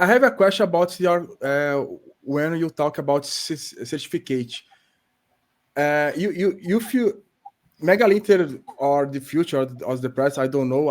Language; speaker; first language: English; non-native, learner; Portuguese